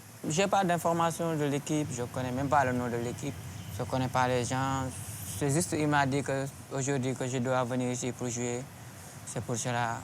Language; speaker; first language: French; non-native, local second language; Wolof